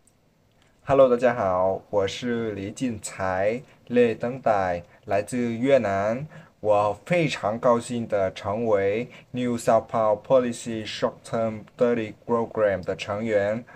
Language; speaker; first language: Chinese; non-native, fluent; Vietnamese